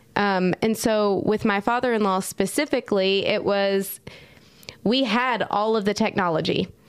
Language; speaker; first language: English; native; English